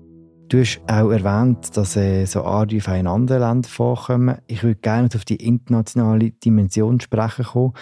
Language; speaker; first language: German; native; German